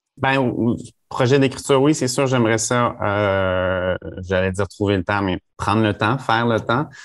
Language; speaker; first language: French; native; French